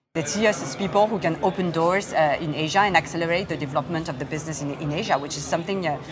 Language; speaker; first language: English; non-native, fluent; Korean